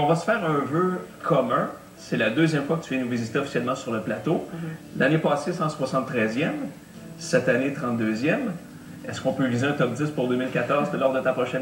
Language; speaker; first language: French; native; French